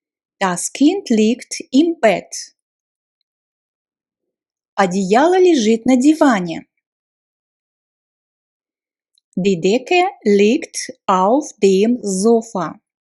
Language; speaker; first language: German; non-native, fluent; Russian